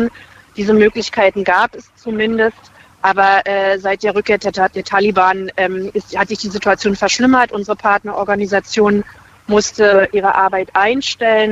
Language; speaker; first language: German; native; German